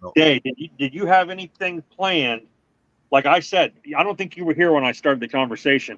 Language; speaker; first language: English; native; English